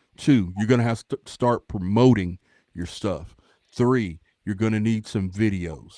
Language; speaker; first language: English; native; English